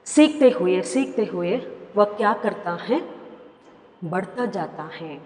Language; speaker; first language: Hindi; non-native, local second language; Kannada